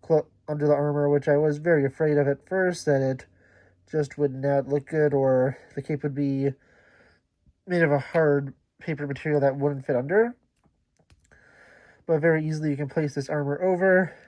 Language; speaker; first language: English; native; English